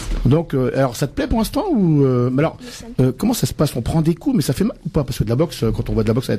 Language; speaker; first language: French; native; French